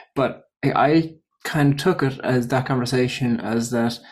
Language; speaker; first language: English; native; English